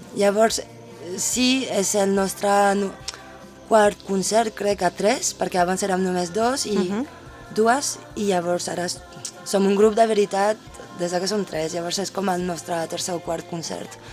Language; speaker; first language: Catalan; non-native, fluent; French